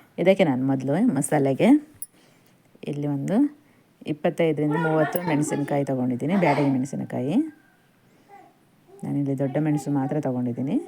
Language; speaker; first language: Kannada; native; Kannada